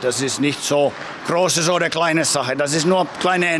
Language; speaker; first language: German; non-native, fluent; Finnish